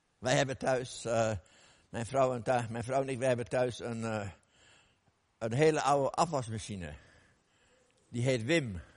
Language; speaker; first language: Dutch; non-native, fluent; English